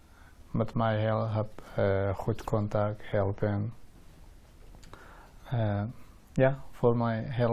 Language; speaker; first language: Dutch; non-native, learner; Persian